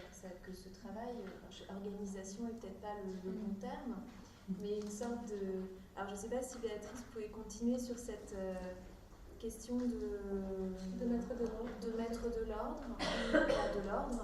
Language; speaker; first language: French; native; French